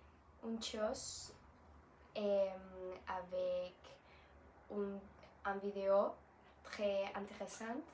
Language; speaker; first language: French; non-native, learner; Spanish